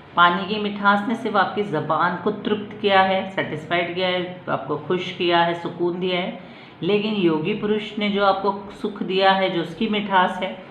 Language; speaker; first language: Hindi; non-native, local second language; Marathi